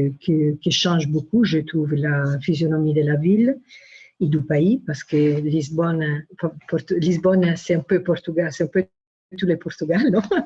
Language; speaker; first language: French; non-native, fluent; Italian